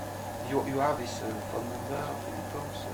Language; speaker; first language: English; non-native, learner; French